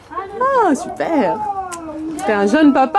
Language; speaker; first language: French; native; French